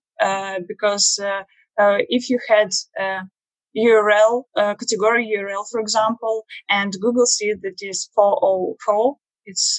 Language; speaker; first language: English; non-native, learner; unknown